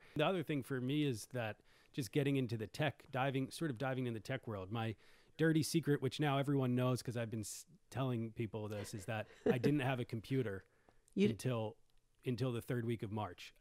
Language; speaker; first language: English; native; English